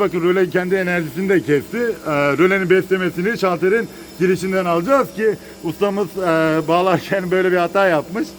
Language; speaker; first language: Turkish; native; Turkish